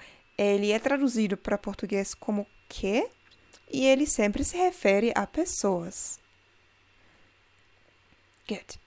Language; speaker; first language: Portuguese; non-native, fluent; German